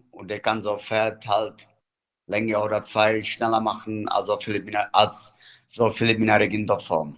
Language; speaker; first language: German; non-native, fluent; Czech